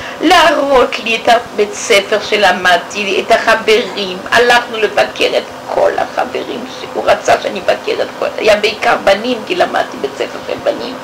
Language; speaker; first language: Hebrew; non-native, fluent; French